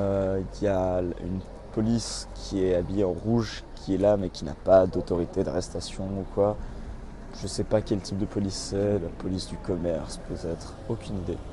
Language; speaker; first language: French; native; French